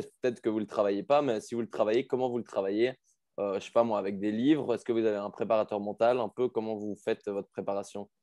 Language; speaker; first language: French; native; French